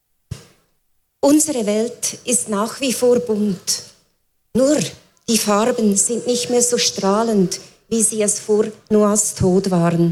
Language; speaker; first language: German; native; German